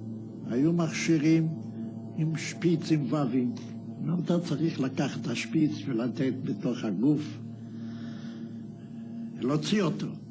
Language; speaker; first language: Hebrew; non-native, fluent; Yiddish